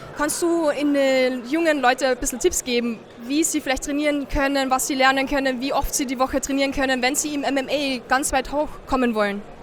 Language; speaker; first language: German; native; German